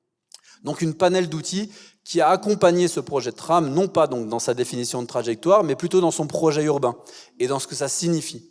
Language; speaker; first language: French; native; French